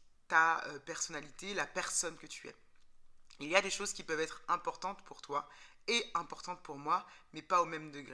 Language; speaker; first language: French; native; French